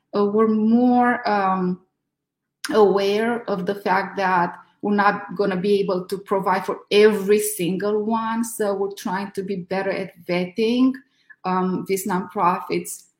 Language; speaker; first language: English; non-native, fluent; Romanian